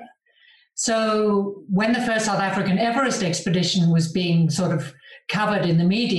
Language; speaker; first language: English; native; English